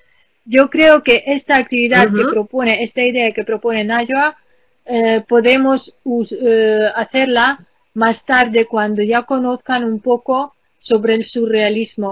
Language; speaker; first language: Spanish; non-native, fluent; Ukrainian